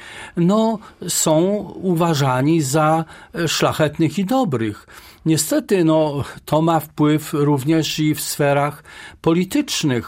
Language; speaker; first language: Polish; native; Polish